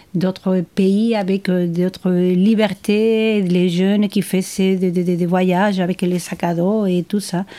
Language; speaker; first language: French; non-native, fluent; Spanish